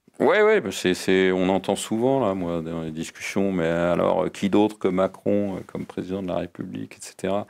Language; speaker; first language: French; native; French